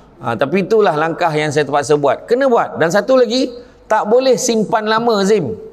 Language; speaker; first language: Malay; native; Malay